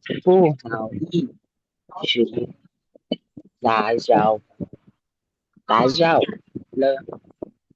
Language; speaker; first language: Chinese; non-native, learner; Lao